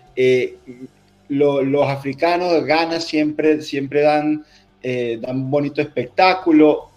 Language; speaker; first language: Spanish; native; Spanish